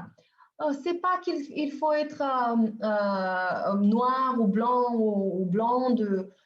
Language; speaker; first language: French; non-native, fluent; Bulgarian